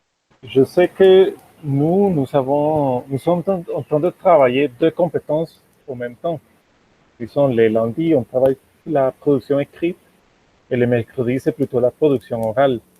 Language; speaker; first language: French; non-native, fluent; Spanish